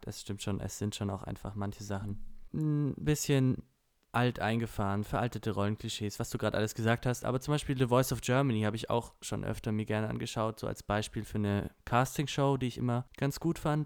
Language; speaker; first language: German; native; German